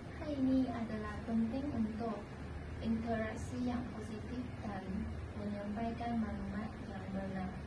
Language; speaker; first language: Malay; non-native, local second language; Chinese